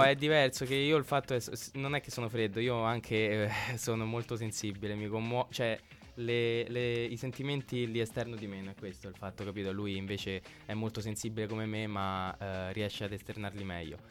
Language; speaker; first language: Italian; native; Italian